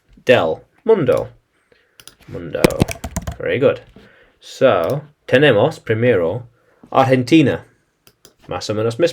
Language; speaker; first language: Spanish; non-native, learner; English